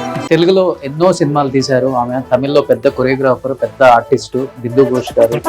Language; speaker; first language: Telugu; native; Telugu